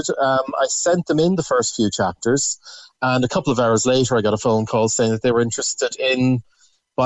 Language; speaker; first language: English; native; English